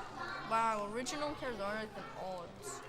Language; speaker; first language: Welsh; non-native, local second language; English